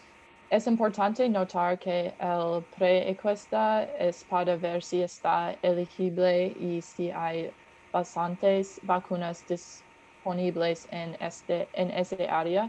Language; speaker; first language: Spanish; non-native, learner; English